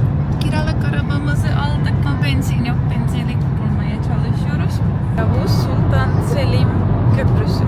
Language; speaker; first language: Turkish; non-native, learner; Estonian